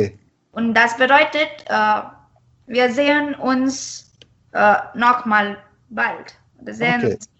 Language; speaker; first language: German; non-native, fluent; Marathi